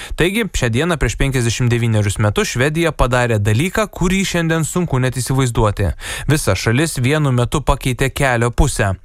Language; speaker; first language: Lithuanian; native; Lithuanian